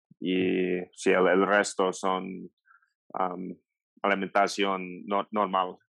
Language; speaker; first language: Spanish; non-native, learner; English